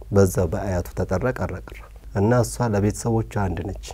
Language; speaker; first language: Amharic; early bilingual, other home language; Oromo